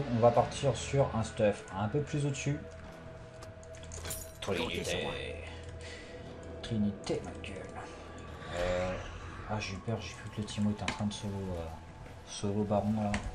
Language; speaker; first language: French; native; French